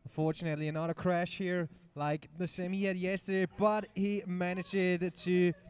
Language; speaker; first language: English; non-native, fluent; German